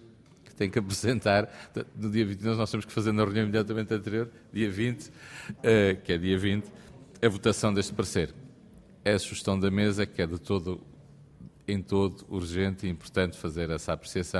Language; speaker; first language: Portuguese; native; Portuguese